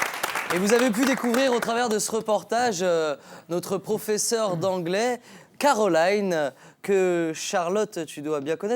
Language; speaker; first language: French; native; French